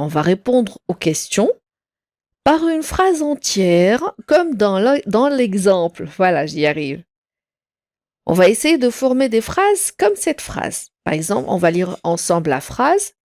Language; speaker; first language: French; non-native, local second language; Arabic